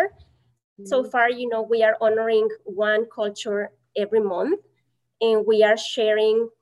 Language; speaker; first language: English; non-native, fluent; Spanish